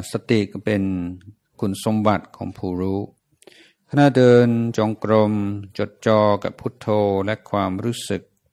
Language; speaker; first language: Thai; non-native, fluent; English